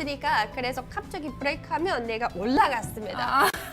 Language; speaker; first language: Korean; non-native, learner; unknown